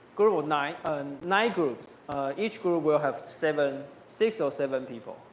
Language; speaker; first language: English; non-native, fluent; Chinese